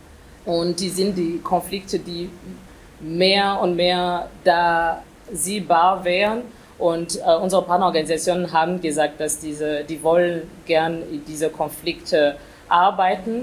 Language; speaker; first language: German; non-native, fluent; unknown